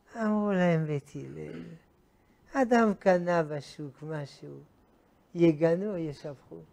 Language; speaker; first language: Hebrew; non-native, fluent; French